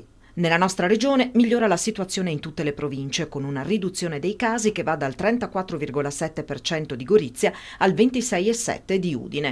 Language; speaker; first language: Italian; native; Italian